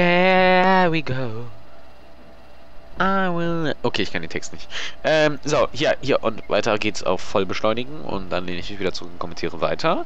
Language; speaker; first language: German; native; German